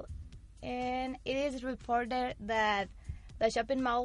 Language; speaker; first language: English; non-native, fluent; Spanish